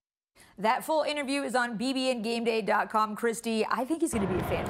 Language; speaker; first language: English; native; English